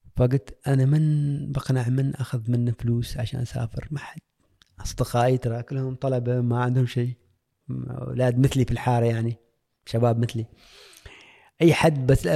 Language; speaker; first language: Arabic; native; Arabic